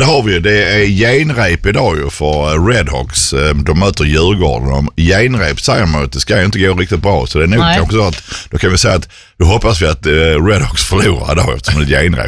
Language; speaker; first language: Swedish; native; Swedish